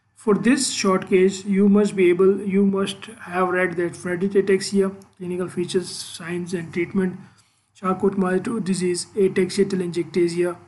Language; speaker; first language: English; non-native, local second language; Urdu